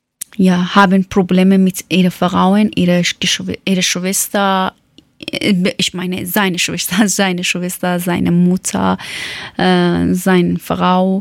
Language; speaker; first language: German; non-native, learner; Persian